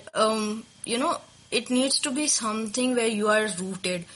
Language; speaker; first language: English; non-native, local second language; Telugu